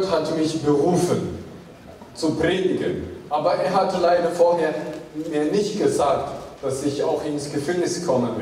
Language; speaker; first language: German; non-native, fluent; Chinese